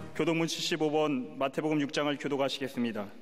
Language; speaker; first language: Korean; native; Korean